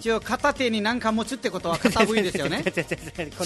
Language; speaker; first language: Japanese; non-native, fluent; Nepali